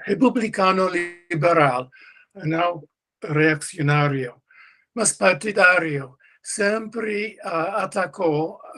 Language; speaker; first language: Portuguese; non-native, learner; English